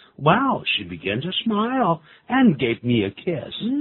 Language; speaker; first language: English; non-native, fluent; Chinese